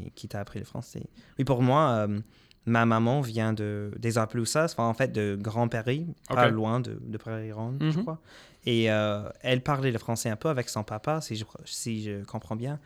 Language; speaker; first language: French; non-native, local second language; English